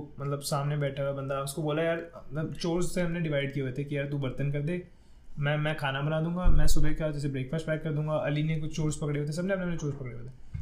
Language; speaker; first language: Hindi; non-native, local second language; Punjabi